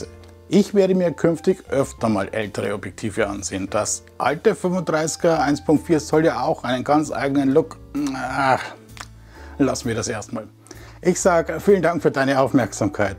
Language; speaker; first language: German; native; German